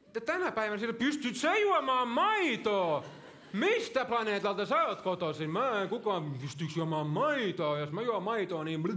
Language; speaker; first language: Finnish; non-native, local second language; Swedish